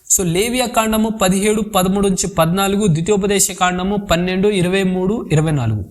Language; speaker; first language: Telugu; non-native, local second language; Lambadi